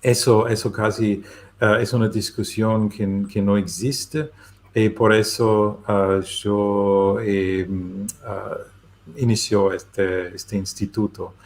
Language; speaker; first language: Spanish; non-native, learner; German